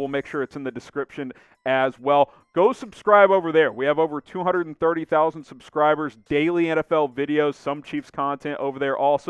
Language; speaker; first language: English; native; English